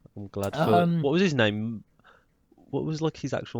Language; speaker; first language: English; native; English